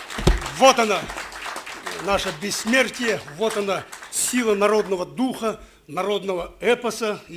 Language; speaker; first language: Russian; non-native, local second language; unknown